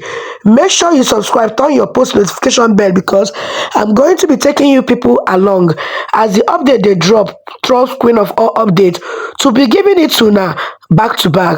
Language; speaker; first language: English; non-native, local second language; Igbo